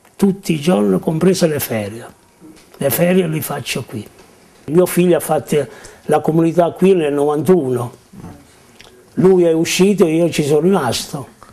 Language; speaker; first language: Italian; native; Italian